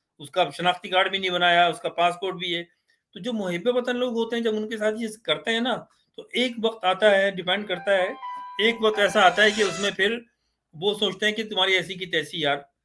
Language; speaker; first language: Urdu; native; Urdu